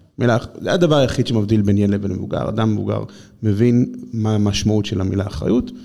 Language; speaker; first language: Hebrew; native; Hebrew